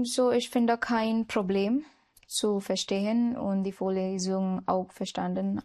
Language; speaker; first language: German; non-native, learner; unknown